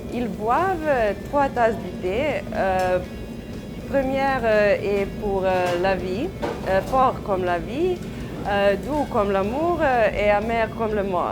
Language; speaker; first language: French; non-native, learner; Serbian